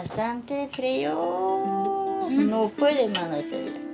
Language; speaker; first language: Spanish; non-native, local second language; Quechua